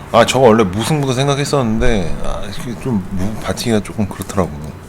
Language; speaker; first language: Korean; native; Korean